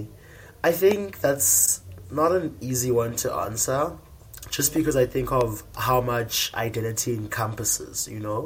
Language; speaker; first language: English; non-native, local second language; Xhosa